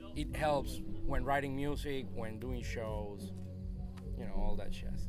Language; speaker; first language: English; non-native, fluent; Spanish